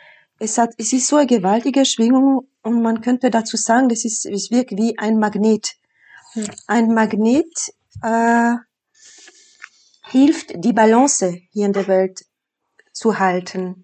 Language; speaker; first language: German; non-native, fluent; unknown